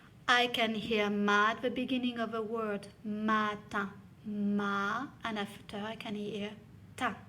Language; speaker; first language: English; non-native, fluent; French